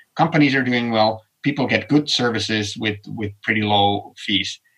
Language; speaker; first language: English; non-native, fluent; Finnish